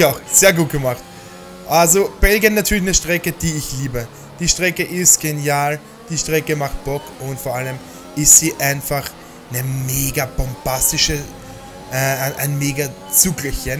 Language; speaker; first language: German; native; German